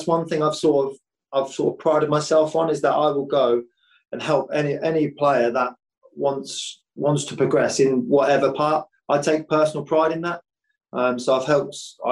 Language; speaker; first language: English; native; English